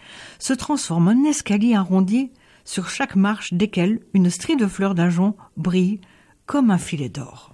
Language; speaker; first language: French; native; French